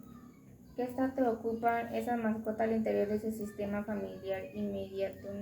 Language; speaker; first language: Spanish; native; Spanish